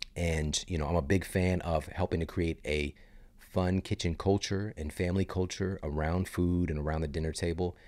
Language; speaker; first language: English; native; English